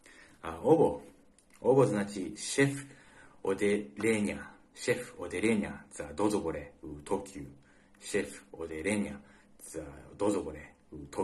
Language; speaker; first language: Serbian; non-native, learner; Japanese